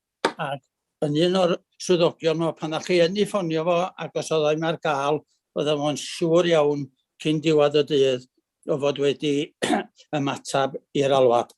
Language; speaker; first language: Welsh; native; Welsh